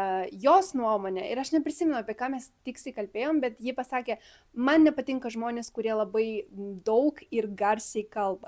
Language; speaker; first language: Lithuanian; early bilingual, other home language; Spanish